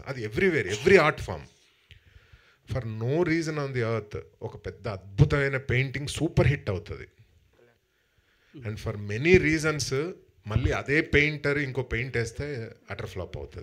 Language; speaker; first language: Telugu; native; Telugu